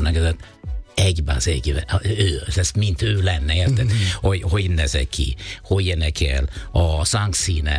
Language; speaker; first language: Hungarian; non-native, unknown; Italian